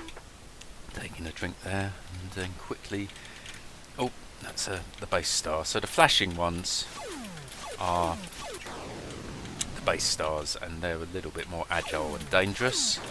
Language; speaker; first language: English; native; English